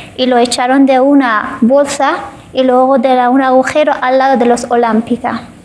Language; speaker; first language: Spanish; non-native, fluent; Persian